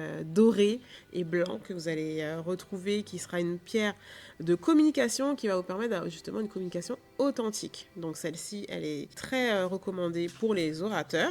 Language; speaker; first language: French; native; French